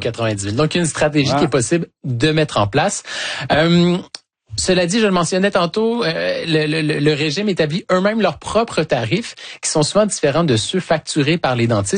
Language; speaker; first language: French; native; French